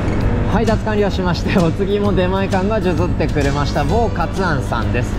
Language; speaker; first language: Japanese; native; Japanese